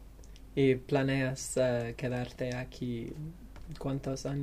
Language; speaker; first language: Spanish; non-native, learner; English